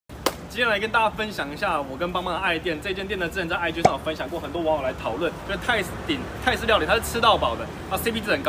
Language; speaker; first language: Chinese; native; Chinese